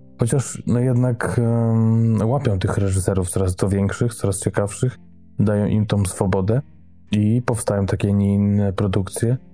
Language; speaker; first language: Polish; native; Polish